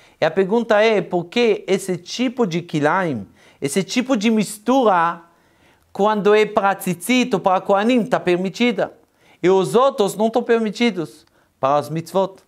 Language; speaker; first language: Portuguese; non-native, fluent; Hebrew